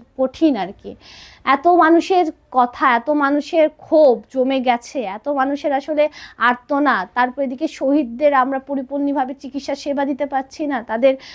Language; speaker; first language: Bangla; non-native, local second language; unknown